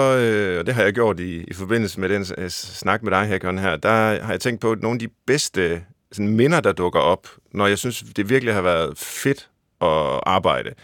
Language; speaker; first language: Danish; native; Danish